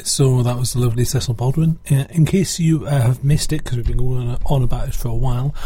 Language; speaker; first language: English; native; English